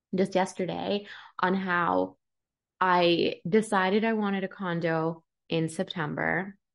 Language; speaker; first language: English; early bilingual, other home language; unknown